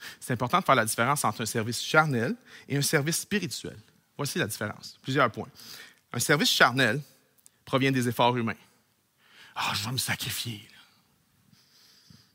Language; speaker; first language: French; native; French